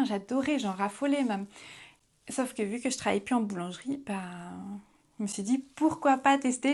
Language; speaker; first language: French; native; French